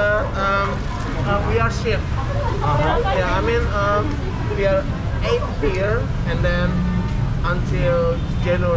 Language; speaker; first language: English; non-native, learner; Indonesian